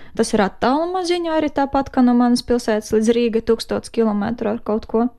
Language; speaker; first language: Latvian; non-native, fluent; Ukrainian